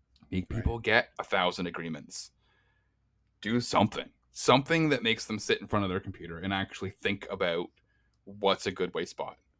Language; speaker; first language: English; native; English